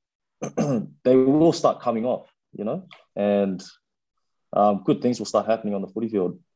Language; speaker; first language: English; early bilingual, other home language; Fijian